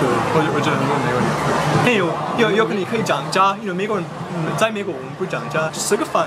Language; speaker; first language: Chinese; non-native, fluent; English